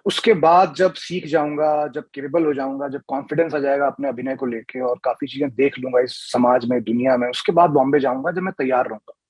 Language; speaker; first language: Hindi; native; Hindi